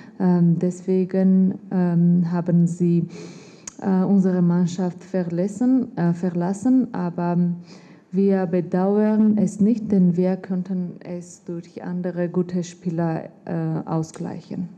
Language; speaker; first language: German; non-native, fluent; Armenian